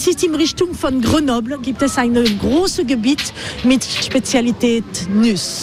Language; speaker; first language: German; non-native, fluent; French